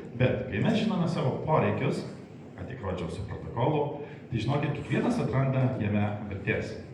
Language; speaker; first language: Lithuanian; non-native, local second language; Polish